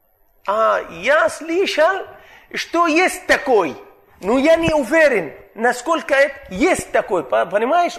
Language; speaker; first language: Russian; non-native, fluent; Arabic